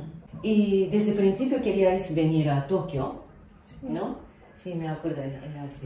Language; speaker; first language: Spanish; non-native, fluent; Japanese